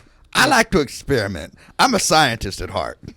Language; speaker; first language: English; native; English